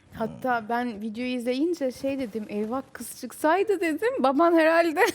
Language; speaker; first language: Turkish; non-native, fluent; Albanian